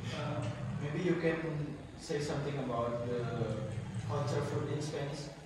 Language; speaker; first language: English; non-native, learner; Indonesian